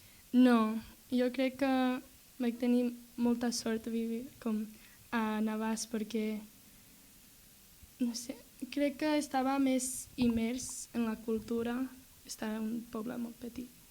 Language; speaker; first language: Catalan; non-native, learner; English